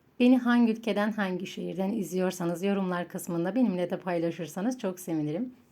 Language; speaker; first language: Turkish; native; Turkish